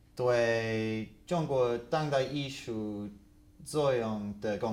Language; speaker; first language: Chinese; non-native, fluent; English